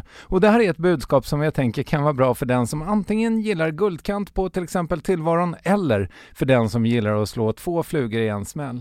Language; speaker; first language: Swedish; native; Swedish